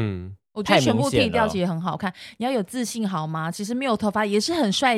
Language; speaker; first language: Chinese; native; Chinese